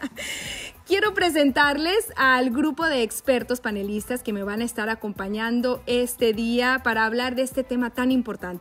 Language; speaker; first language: Spanish; native; Spanish